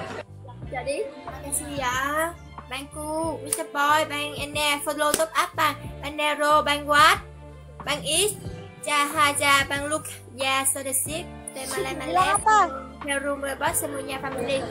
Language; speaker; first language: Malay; non-native, learner; Vietnamese